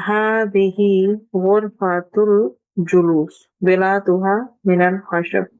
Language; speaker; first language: Arabic; non-native, fluent; Urdu